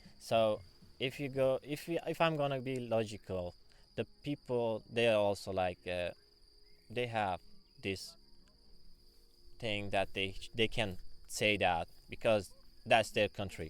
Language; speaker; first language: English; non-native, fluent; Persian